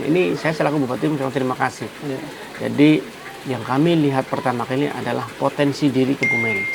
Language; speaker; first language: Indonesian; native; Indonesian